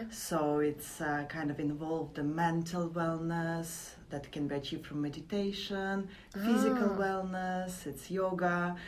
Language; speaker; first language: English; non-native, fluent; Latvian